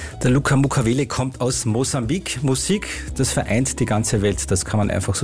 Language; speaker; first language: German; native; German